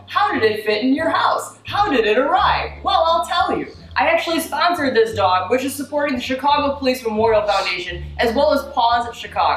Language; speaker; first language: English; native; English